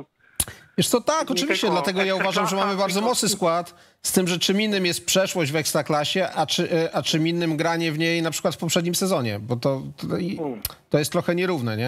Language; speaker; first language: Polish; native; Polish